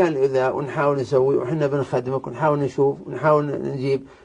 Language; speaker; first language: Arabic; native; Arabic